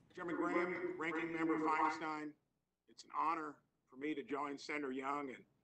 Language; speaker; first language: English; native; English